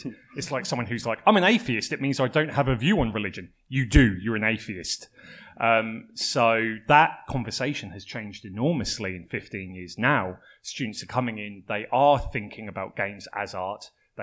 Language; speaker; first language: English; native; English